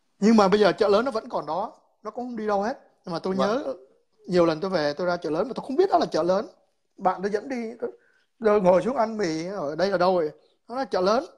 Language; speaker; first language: Vietnamese; native; Vietnamese